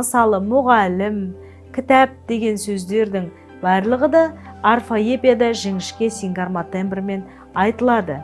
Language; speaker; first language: Kazakh; native; Kazakh